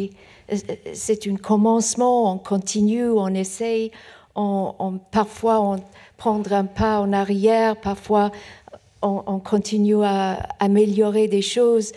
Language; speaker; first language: French; non-native, fluent; Persian